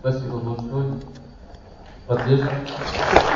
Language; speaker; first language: Russian; non-native, learner; Persian